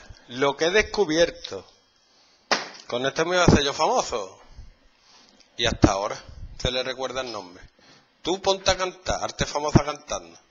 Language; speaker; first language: Spanish; native; Spanish